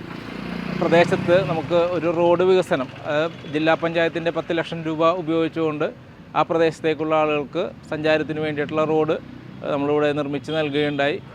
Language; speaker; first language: Malayalam; native; Malayalam